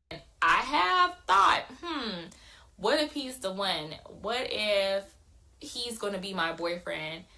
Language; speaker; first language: English; native; English